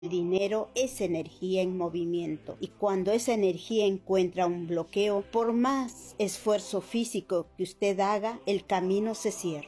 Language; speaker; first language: Spanish; native; Spanish